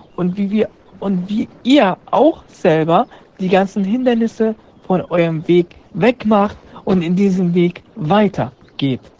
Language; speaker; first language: German; non-native, fluent; Arabic